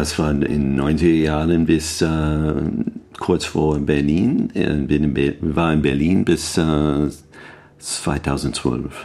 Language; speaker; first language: German; non-native, learner; English